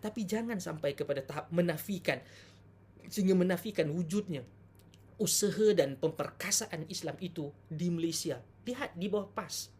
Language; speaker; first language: Malay; native; Malay